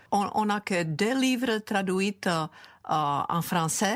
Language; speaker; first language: French; non-native, fluent; Czech